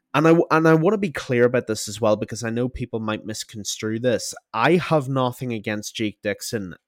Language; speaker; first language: English; native; English